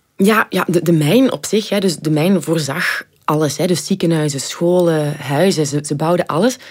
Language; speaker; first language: Dutch; native; Dutch